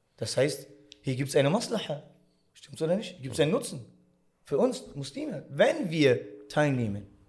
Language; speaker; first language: German; early bilingual, other home language; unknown